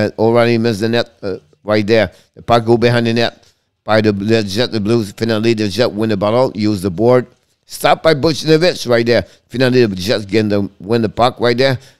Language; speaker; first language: English; non-native, fluent; French